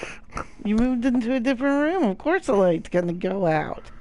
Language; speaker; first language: English; native; English